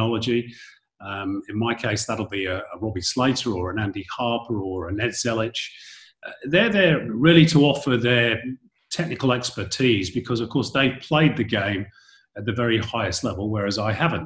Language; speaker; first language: English; native; English